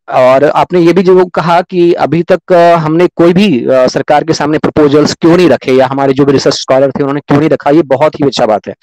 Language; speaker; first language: Hindi; native; Hindi